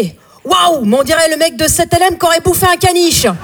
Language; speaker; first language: French; native; French